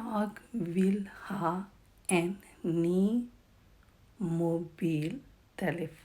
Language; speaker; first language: Swedish; non-native, fluent; Urdu